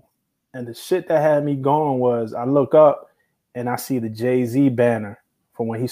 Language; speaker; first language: English; native; English